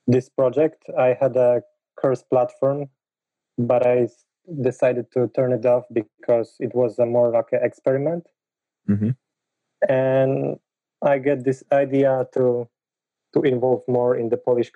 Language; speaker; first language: English; non-native, fluent; Polish